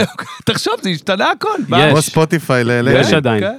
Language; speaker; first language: Hebrew; native; Hebrew